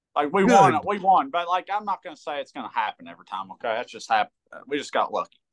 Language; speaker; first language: English; native; English